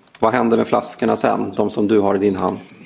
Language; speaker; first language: Swedish; native; Swedish